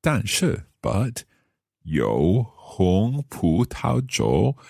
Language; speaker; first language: Chinese; non-native, learner; English